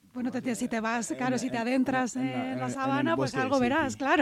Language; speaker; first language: Spanish; native; Spanish